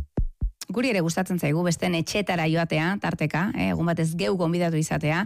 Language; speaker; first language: Basque; native; Basque